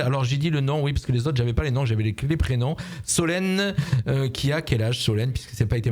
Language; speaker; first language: French; native; French